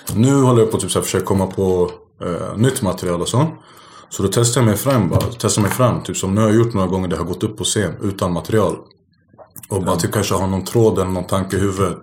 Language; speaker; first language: Swedish; early bilingual, other home language; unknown